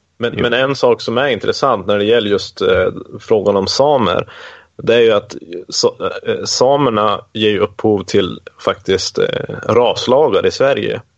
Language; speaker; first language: Swedish; native; Swedish